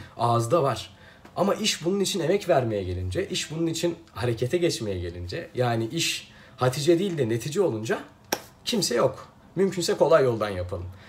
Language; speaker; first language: Turkish; native; Turkish